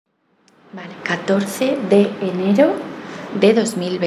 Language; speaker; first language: Spanish; native; Spanish